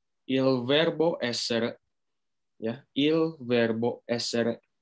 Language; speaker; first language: Italian; non-native, fluent; Indonesian